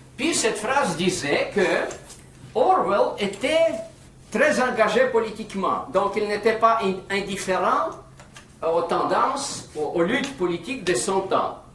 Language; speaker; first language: French; non-native, fluent; Russian